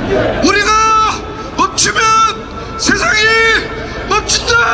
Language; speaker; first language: Korean; native; Korean